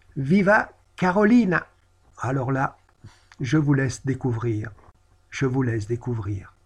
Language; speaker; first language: French; native; French